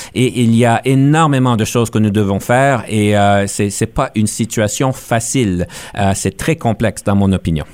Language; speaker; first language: French; native; French